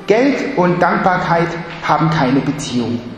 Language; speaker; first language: German; non-native, fluent; Chinese